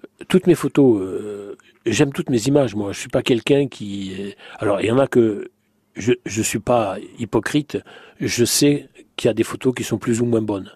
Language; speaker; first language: French; native; French